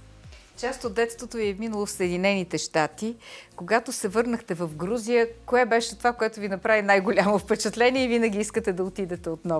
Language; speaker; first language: Bulgarian; native; Bulgarian